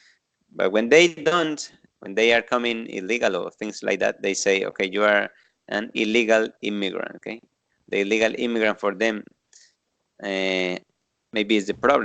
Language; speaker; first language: English; non-native, fluent; Spanish